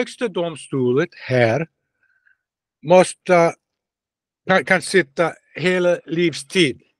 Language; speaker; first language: Swedish; non-native, learner; Russian